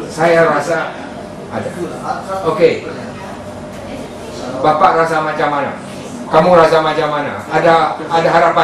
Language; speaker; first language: Indonesian; non-native, fluent; Malay